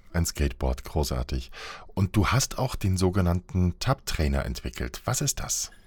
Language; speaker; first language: German; native; German